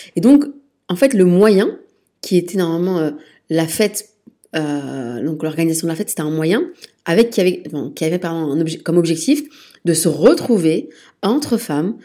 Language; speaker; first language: French; native; French